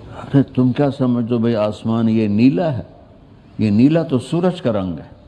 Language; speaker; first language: Urdu; non-native, local second language; Punjabi